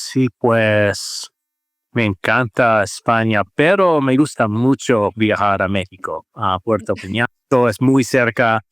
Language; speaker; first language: Spanish; non-native, learner; English